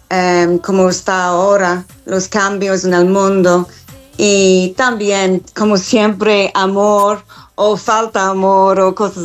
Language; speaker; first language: Spanish; non-native, fluent; English